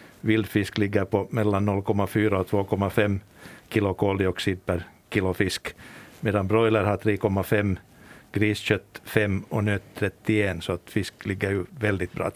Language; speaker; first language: Swedish; native; Swedish